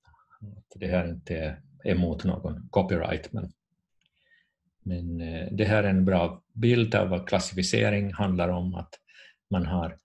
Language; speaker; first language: Swedish; non-native, fluent; Finnish